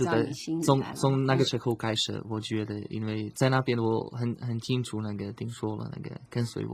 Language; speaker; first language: Chinese; non-native, fluent; Slovak